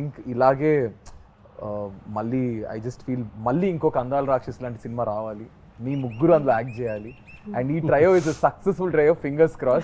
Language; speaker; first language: Telugu; native; Telugu